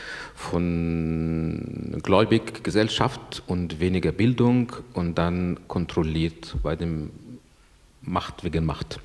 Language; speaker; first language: German; non-native, learner; Arabic